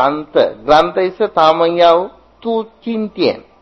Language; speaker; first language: Chinese; non-native, fluent; Sinhala